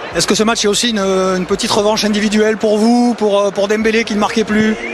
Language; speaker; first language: French; native; French